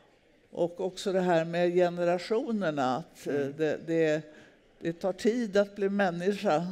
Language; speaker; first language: Swedish; native; Swedish